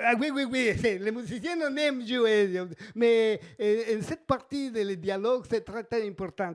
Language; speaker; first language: French; non-native, learner; Spanish